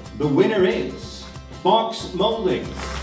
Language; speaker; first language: English; native; English